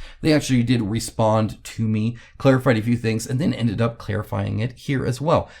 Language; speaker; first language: English; native; English